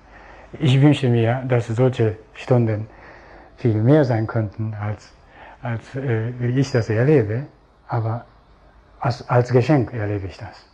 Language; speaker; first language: German; non-native, fluent; Japanese